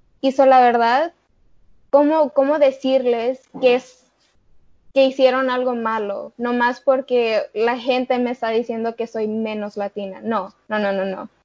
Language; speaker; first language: Spanish; early bilingual, heritage; Spanish